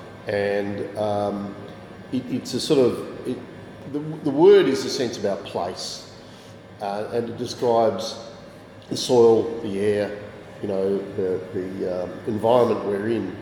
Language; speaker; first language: English; native; English